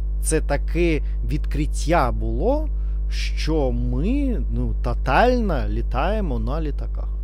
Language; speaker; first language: Ukrainian; non-native, learner; Russian